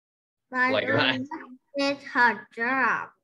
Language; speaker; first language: English; non-native, learner; Vietnamese